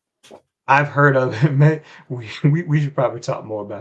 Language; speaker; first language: English; native; English